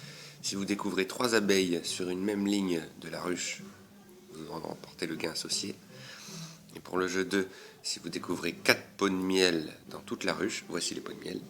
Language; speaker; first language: French; native; French